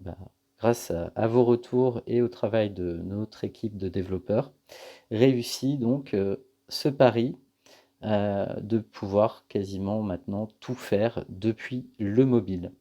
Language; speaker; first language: French; native; French